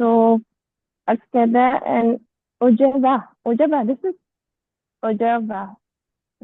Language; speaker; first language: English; non-native, learner; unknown